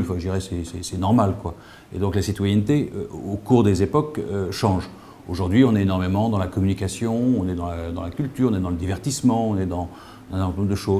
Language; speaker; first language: French; native; French